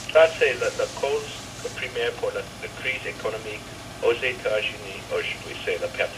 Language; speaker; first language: French; non-native, fluent; English